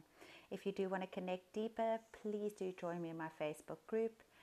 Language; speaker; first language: English; native; English